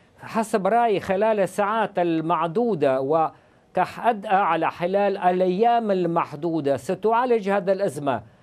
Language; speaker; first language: Arabic; non-native, fluent; Russian